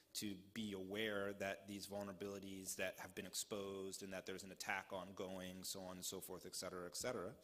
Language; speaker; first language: English; native; English